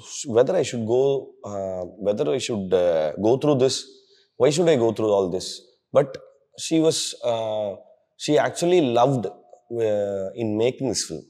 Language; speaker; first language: English; non-native, local second language; Tamil